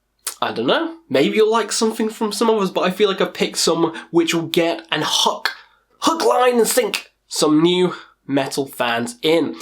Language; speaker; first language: English; native; English